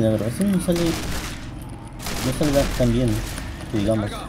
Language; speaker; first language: Spanish; native; Spanish